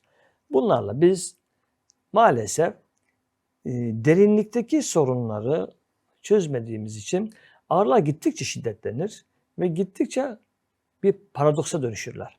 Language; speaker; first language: Turkish; native; Turkish